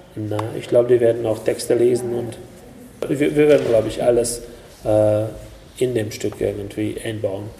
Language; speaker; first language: German; non-native, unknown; Hungarian